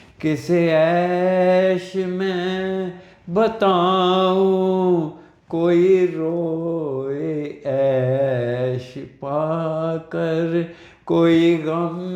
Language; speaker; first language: Urdu; non-native, local second language; Punjabi